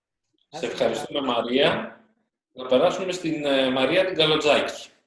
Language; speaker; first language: Greek; native; Greek